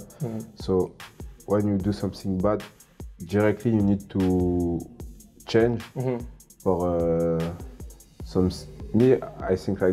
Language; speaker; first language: English; non-native, learner; French